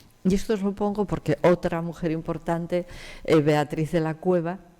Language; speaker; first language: Spanish; native; Spanish